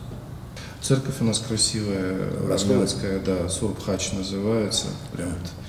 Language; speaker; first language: Russian; native; Russian